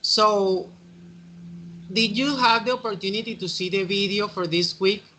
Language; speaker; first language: English; non-native, fluent; Spanish